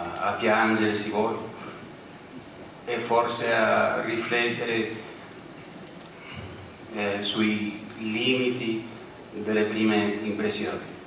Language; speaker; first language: Italian; non-native, fluent; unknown